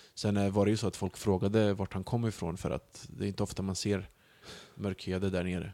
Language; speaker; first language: Swedish; early bilingual, other home language; Bosnian